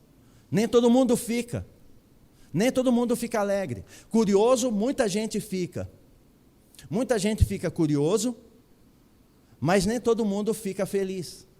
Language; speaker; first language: Portuguese; native; Portuguese